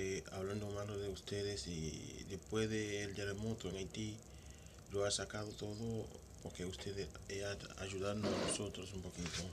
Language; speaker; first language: Spanish; non-native, local second language; Haitian Creole